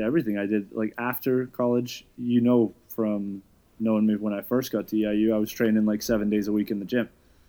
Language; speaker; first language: English; native; English